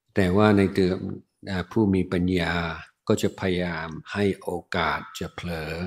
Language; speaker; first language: Thai; non-native, fluent; English